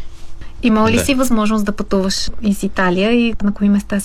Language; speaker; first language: Bulgarian; early bilingual, heritage; Bulgarian